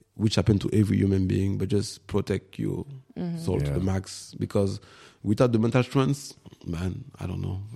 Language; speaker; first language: English; non-native, fluent; French